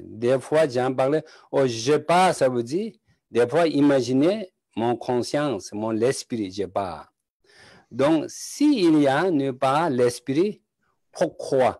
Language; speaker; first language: French; non-native, learner; Tibetan